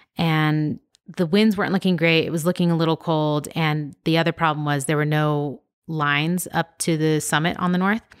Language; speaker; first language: English; native; English